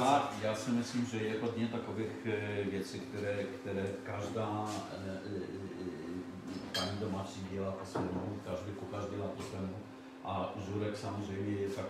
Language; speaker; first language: Czech; non-native, fluent; Polish